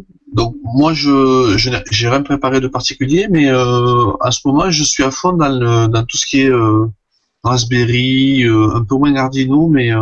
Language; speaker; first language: French; native; French